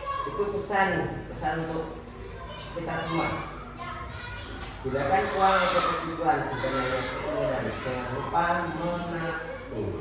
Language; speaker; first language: Indonesian; native; Indonesian